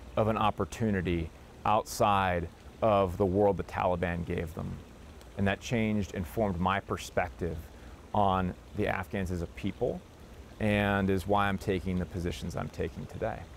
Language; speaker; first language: English; native; English